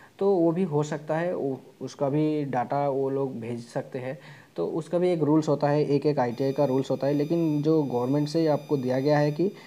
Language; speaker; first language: Hindi; non-native, local second language; Bangla